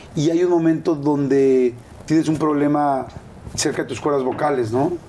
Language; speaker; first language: Spanish; native; Spanish